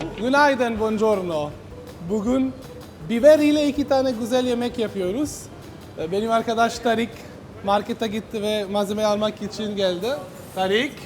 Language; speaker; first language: Turkish; non-native, learner; Italian